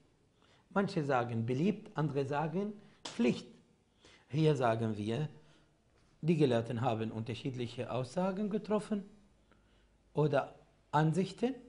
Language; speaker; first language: German; non-native, fluent; Arabic